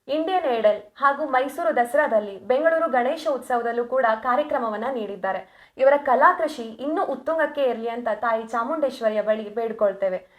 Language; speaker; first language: Kannada; native; Kannada